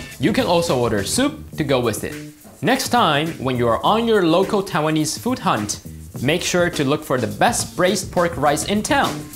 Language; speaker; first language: English; non-native, fluent; Chinese